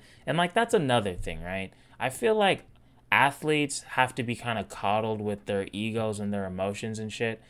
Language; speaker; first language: English; native; English